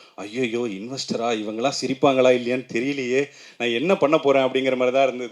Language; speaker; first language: Tamil; native; Tamil